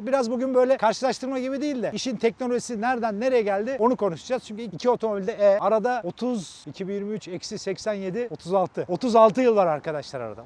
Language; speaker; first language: Turkish; native; Turkish